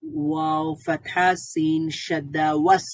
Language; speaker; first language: Arabic; non-native, learner; Bangla